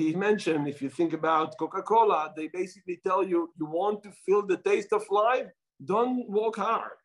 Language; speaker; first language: English; non-native, fluent; Hebrew